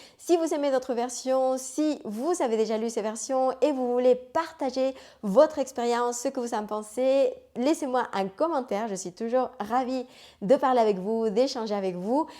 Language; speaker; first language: French; non-native, fluent; Spanish